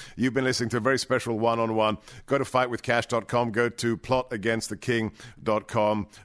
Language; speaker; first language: English; native; English